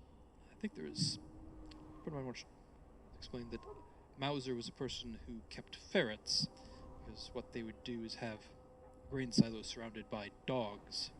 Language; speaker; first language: English; native; English